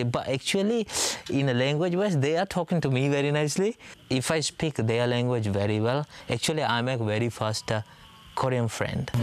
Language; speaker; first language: English; non-native, local second language; Divehi